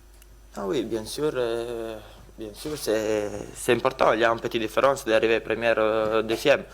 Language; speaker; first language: French; non-native, learner; Italian